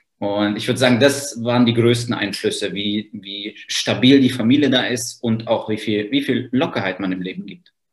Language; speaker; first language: German; native; German